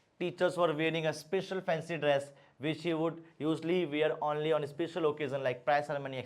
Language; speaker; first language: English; non-native, local second language; Hindi